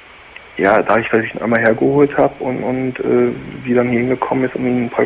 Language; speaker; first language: German; native; German